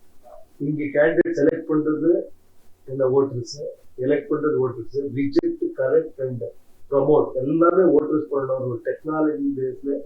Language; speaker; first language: Tamil; non-native, learner; Kannada